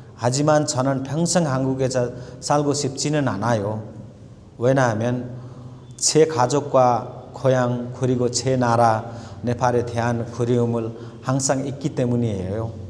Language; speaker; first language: Korean; non-native, fluent; Nepali